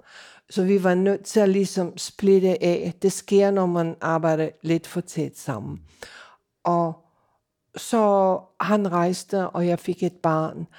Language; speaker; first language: Danish; non-native, fluent; English